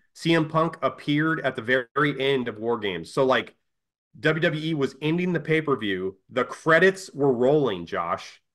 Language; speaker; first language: English; native; English